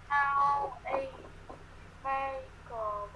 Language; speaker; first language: English; non-native, learner; Vietnamese